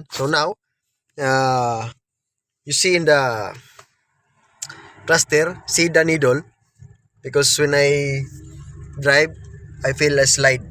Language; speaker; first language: English; non-native, local second language; Filipino